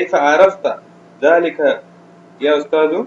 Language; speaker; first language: Arabic; non-native, learner; Urdu